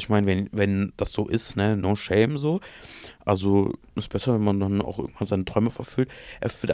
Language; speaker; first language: German; early bilingual, other home language; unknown